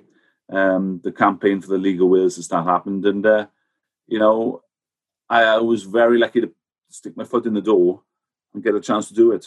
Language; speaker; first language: English; native; English